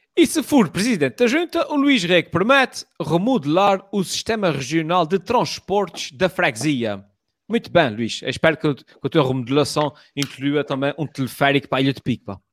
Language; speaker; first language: Portuguese; native; Portuguese